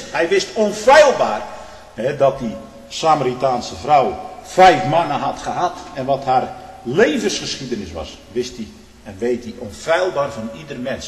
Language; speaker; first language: Dutch; native; Dutch